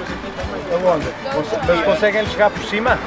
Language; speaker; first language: Portuguese; native; Portuguese